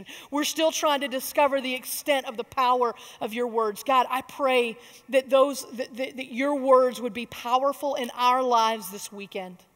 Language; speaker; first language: English; native; English